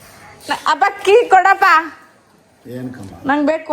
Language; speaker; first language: Kannada; native; Kannada